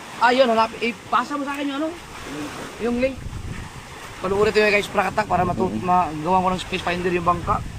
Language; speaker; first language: Filipino; non-native, local second language; Cebuano